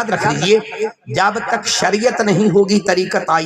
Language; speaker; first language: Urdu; non-native, local second language; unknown